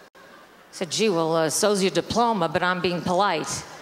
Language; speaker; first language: English; native; English